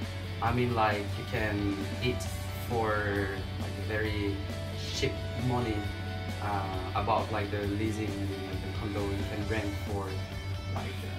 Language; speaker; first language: English; non-native, fluent; French